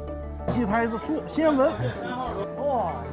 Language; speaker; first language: Chinese; native; Chinese